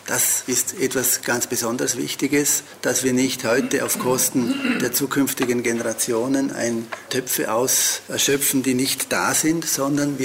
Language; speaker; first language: German; native; German